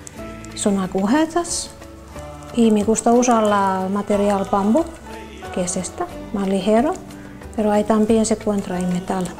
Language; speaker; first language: Spanish; non-native, learner; Finnish